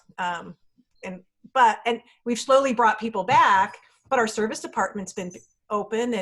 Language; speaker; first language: English; native; English